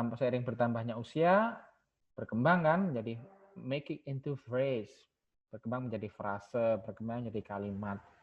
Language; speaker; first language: Indonesian; non-native, local second language; Javanese